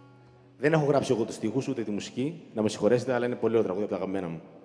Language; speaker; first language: Greek; native; Greek